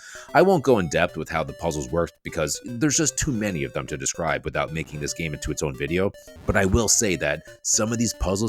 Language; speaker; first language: English; native; English